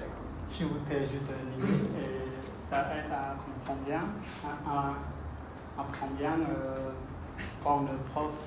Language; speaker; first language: French; non-native, learner; Khmer